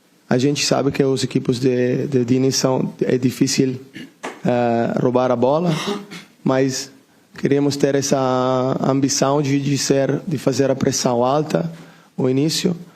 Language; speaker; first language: Portuguese; non-native, learner; Italian